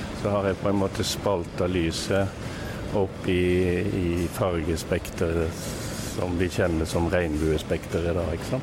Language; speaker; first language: Norwegian; native; Norwegian